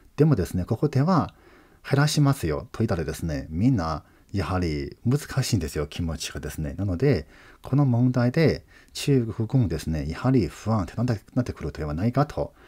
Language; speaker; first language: Japanese; non-native, fluent; Chinese